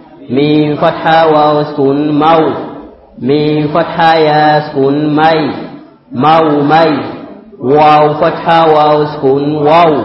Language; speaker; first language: Arabic; non-native, fluent; Swahili